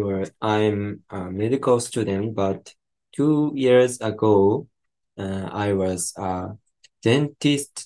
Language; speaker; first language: English; non-native, learner; Japanese